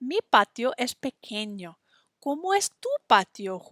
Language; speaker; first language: Spanish; non-native, fluent; English